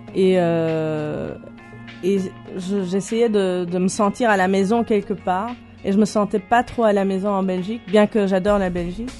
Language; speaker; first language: French; non-native, local second language; Armenian